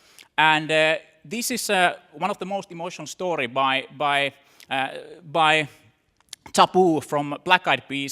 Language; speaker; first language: English; non-native, fluent; Finnish